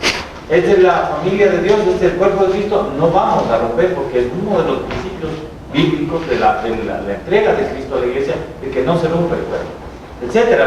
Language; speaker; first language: Spanish; native; Spanish